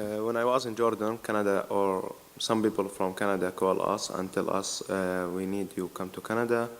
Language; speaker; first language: English; non-native, learner; Arabic